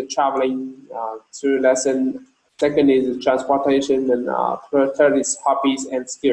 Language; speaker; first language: English; non-native, learner; Vietnamese